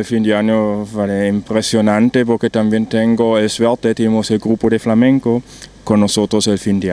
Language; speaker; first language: Spanish; non-native, learner; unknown